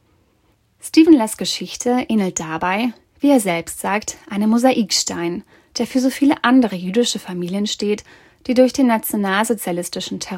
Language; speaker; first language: German; native; German